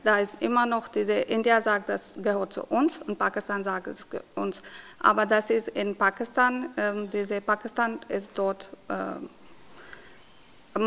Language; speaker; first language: German; non-native, learner; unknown